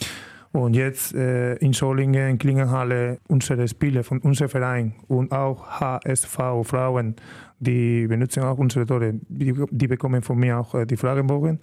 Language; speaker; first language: German; non-native, learner; Spanish